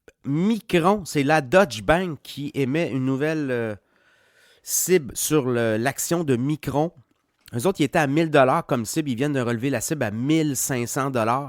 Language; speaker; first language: French; native; French